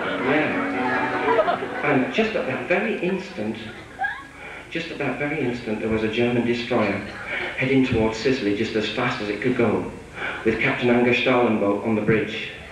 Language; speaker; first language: English; native; English